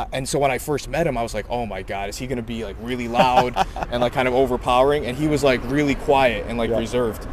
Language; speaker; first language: English; native; English